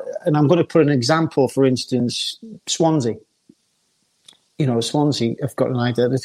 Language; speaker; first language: English; native; English